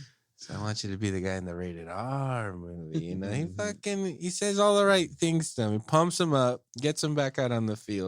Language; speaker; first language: English; native; English